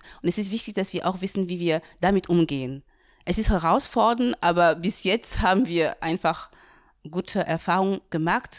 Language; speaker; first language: German; non-native, fluent; French